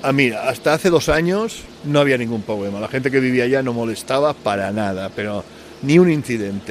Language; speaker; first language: Spanish; native; Spanish